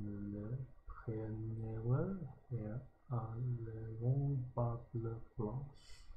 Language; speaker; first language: French; non-native, learner; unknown